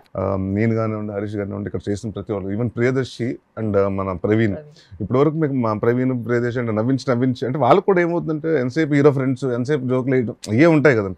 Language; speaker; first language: Telugu; native; Telugu